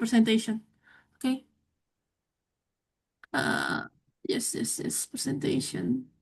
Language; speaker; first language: English; non-native, fluent; Indonesian